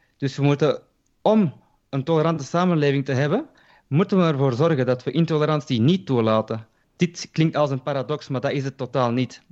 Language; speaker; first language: Dutch; early bilingual, other home language; Turkish